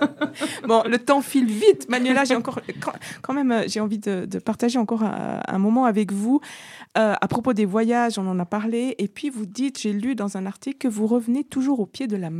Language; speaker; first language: French; native; French